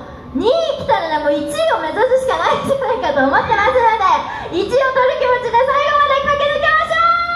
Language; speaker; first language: Japanese; native; Japanese